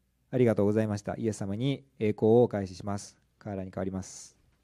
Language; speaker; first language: Japanese; native; Japanese